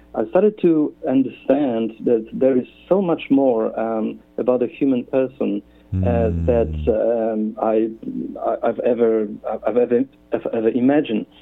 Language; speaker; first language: English; non-native, fluent; Polish